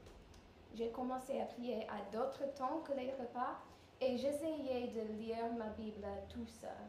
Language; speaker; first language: French; non-native, learner; English